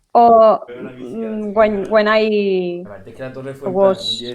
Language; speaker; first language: English; non-native, learner; Spanish